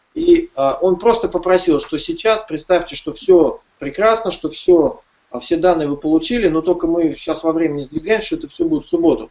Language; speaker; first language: Russian; native; Russian